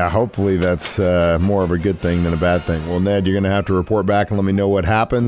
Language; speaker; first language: English; native; English